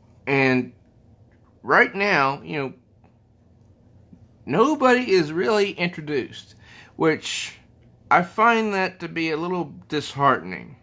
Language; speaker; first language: English; native; English